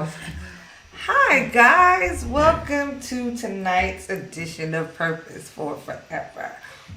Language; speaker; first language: English; native; English